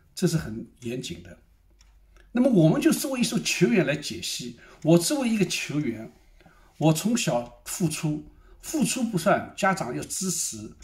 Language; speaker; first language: Chinese; native; Chinese